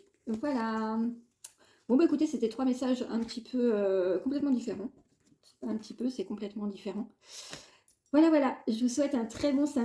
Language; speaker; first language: French; native; French